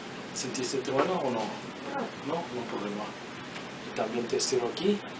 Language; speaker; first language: Spanish; non-native, learner; English